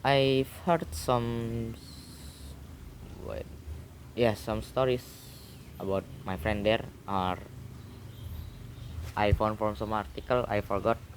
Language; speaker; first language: English; non-native, learner; Indonesian